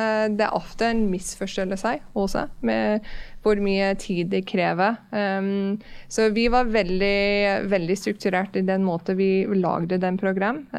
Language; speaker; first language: Norwegian; non-native, fluent; English